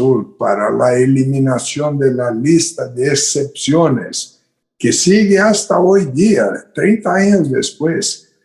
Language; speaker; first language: Spanish; non-native, fluent; Portuguese